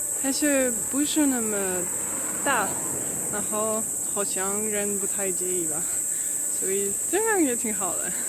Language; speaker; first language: Chinese; non-native, learner; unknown